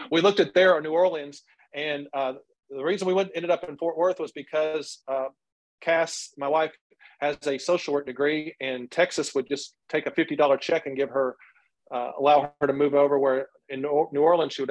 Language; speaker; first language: English; native; English